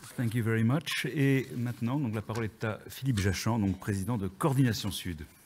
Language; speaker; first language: French; native; French